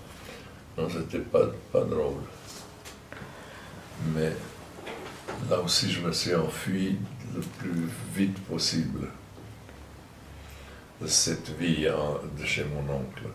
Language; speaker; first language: French; non-native, fluent; German